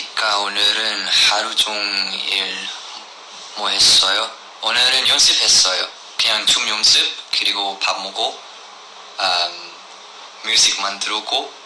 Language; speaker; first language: Korean; non-native, learner; Thai